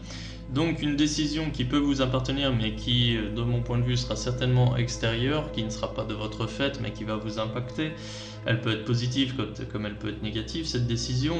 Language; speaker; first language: French; native; French